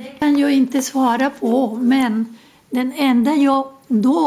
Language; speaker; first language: Swedish; non-native, learner; Spanish